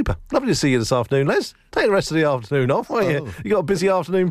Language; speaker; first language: English; native; English